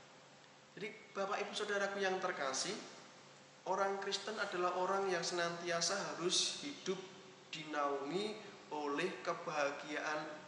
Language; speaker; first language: Indonesian; native; Indonesian